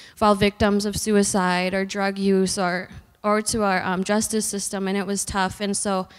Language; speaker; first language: English; native; English